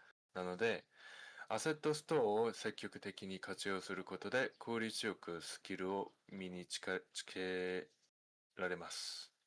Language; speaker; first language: Japanese; non-native, fluent; Korean